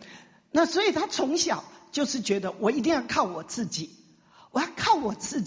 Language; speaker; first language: Chinese; native; Chinese